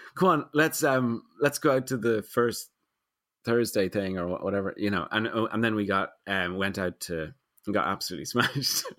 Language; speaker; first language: English; native; English